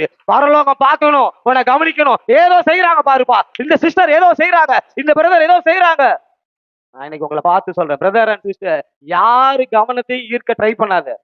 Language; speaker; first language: Tamil; native; Tamil